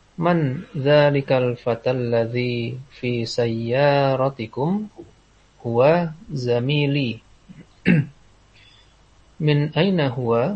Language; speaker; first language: Arabic; non-native, learner; Indonesian